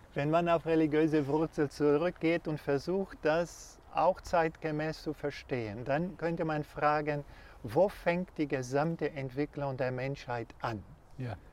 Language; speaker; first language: German; non-native, fluent; Portuguese